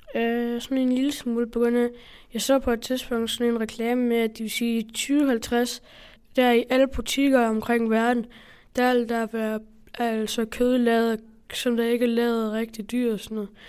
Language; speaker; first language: Danish; native; Danish